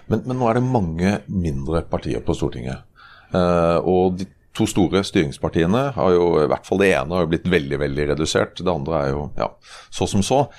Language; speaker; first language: Norwegian; native; Norwegian